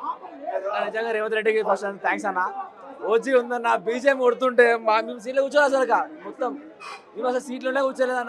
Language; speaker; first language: Telugu; native; Telugu